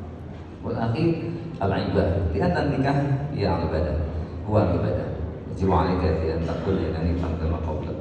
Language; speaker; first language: Arabic; non-native, learner; Indonesian